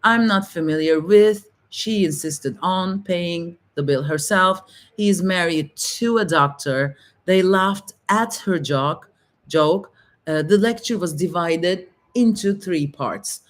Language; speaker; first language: English; non-native, fluent; Turkish